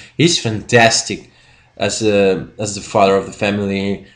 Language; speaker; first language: English; non-native, fluent; Spanish